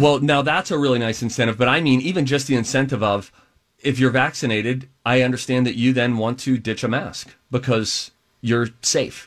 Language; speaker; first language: English; native; English